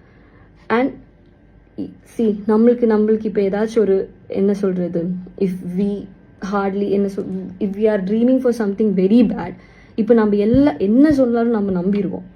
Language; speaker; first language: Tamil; non-native, local second language; Malayalam